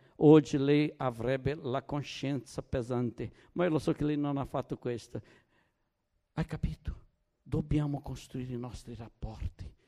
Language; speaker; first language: Italian; non-native, fluent; Portuguese